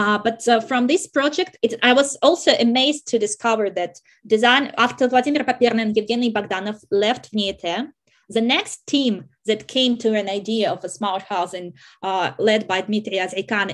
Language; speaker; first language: English; non-native, fluent; Russian